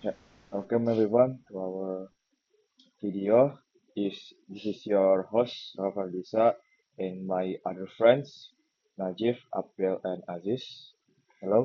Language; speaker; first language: English; non-native, learner; Indonesian